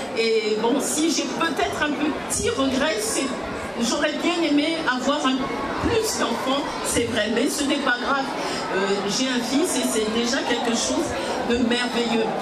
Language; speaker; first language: French; early bilingual, other home language; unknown